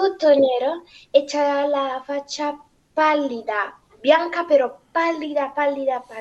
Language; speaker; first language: Italian; non-native, learner; Spanish